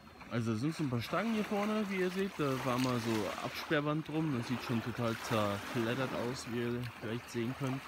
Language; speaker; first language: German; native; German